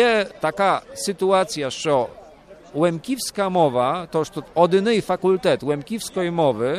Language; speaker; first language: Ukrainian; early bilingual, heritage; Rusyn